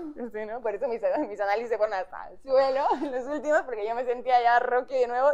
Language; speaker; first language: Spanish; native; Spanish